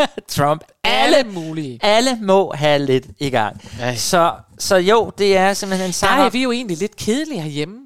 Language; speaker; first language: Danish; native; Danish